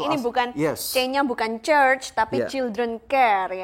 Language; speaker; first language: Indonesian; native; Indonesian